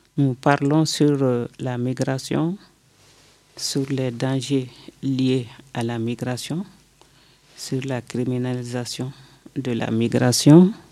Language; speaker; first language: French; non-native, local second language; Bambara